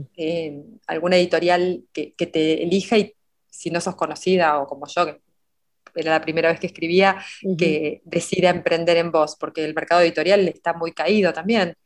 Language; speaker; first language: Spanish; native; Spanish